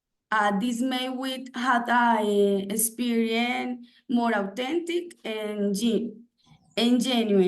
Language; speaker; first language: English; non-native, learner; Spanish